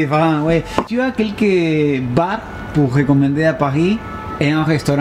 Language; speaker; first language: French; non-native, fluent; Spanish